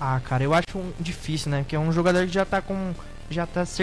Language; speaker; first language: Portuguese; native; Portuguese